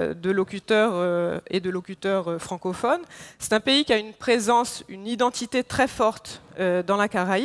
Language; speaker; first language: French; non-native, local second language; Haitian Creole